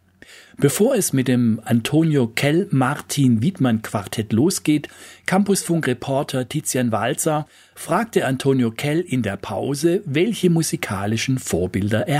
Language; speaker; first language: German; native; German